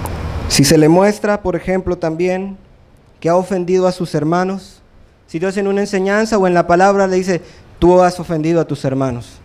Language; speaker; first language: Spanish; native; Spanish